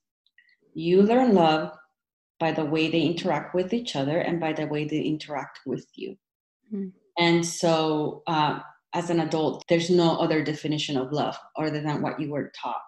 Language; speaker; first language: English; early bilingual, other home language; Spanish